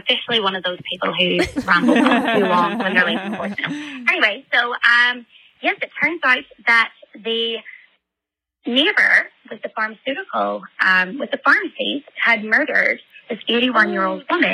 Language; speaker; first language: English; native; English